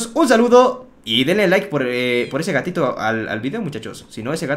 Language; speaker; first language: Spanish; native; Spanish